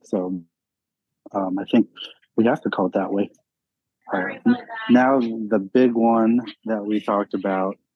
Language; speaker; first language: English; native; English